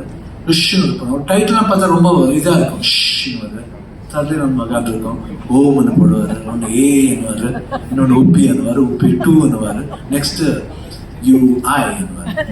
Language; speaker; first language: Tamil; non-native, local second language; Kannada